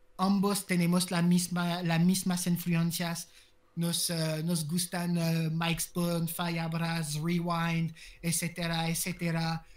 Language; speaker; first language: Spanish; non-native, learner; French